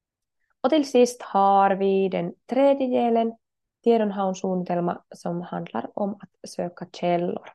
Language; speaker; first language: Swedish; non-native, learner; Finnish